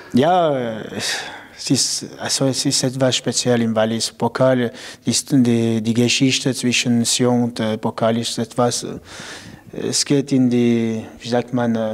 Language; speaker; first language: German; non-native, local second language; French